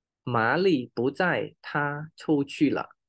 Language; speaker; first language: Chinese; non-native, learner; Khmer